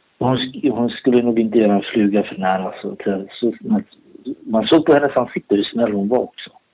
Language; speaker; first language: Swedish; early bilingual, other home language; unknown